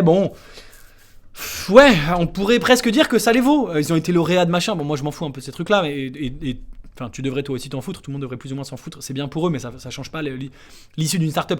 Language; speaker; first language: French; native; French